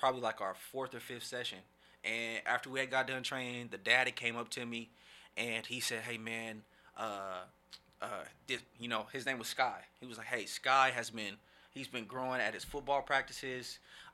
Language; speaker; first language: English; native; English